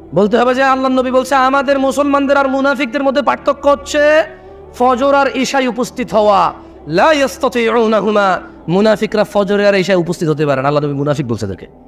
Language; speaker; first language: Bangla; early bilingual, heritage; Bangla